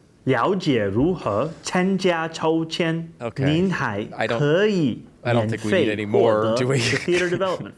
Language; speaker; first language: Chinese; non-native, learner; English